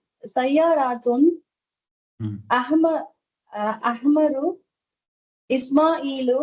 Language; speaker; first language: Arabic; non-native, learner; Tamil